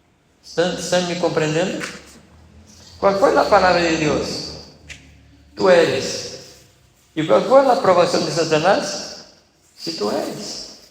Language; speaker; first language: Spanish; non-native, fluent; Portuguese